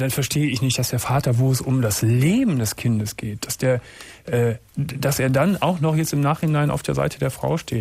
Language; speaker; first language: German; native; German